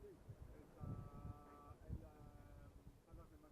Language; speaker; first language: Spanish; non-native, learner; French